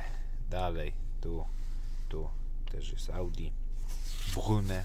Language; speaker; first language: Polish; native; Polish